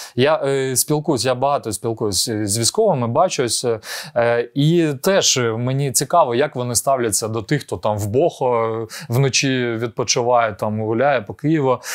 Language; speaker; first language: Ukrainian; non-native, local second language; Russian